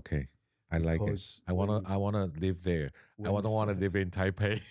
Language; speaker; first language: English; non-native, learner; Chinese